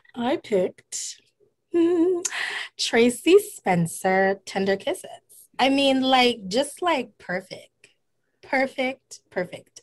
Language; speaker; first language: English; native; English